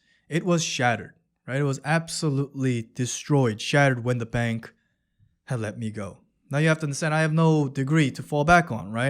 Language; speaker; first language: English; early bilingual, other home language; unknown